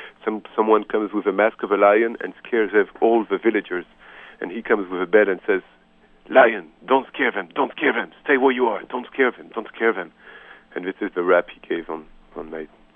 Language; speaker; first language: English; non-native, fluent; French